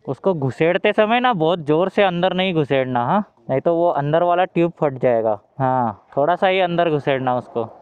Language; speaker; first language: Hindi; non-native, local second language; Marathi